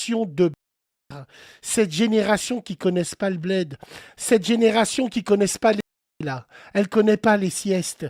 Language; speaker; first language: French; native; French